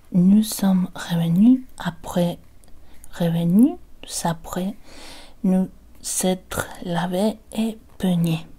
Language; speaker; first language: French; non-native, learner; Spanish